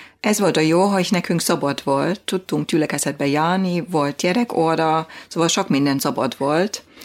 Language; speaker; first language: Hungarian; non-native, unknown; German